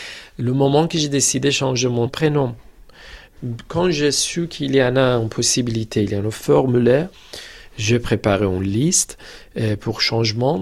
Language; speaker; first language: French; non-native, fluent; Persian